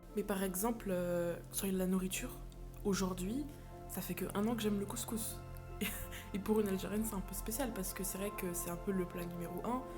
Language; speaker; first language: French; native; French